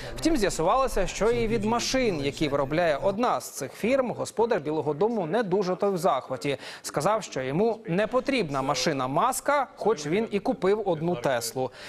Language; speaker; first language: Ukrainian; native; Ukrainian